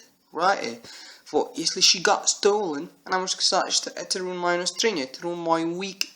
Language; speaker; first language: Russian; non-native, learner; English